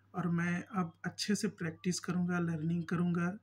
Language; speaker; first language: Hindi; native; Hindi